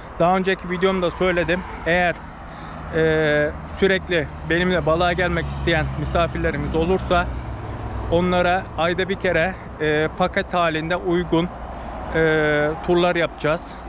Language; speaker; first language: Turkish; native; Turkish